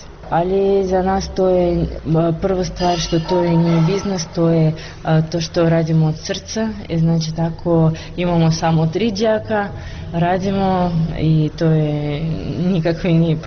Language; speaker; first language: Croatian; non-native, learner; Russian